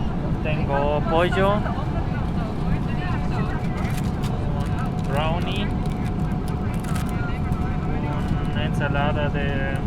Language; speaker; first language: Spanish; non-native, learner; German